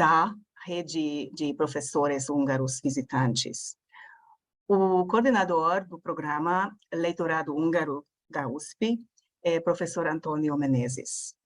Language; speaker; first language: Portuguese; non-native, fluent; Hungarian